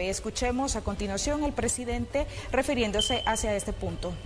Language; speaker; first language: Spanish; native; Spanish